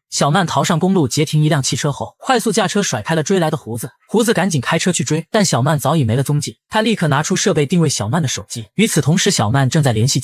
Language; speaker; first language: Chinese; native; Chinese